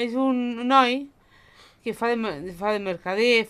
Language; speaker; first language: Catalan; non-native, local second language; Spanish